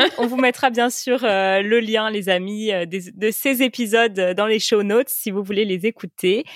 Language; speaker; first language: French; native; French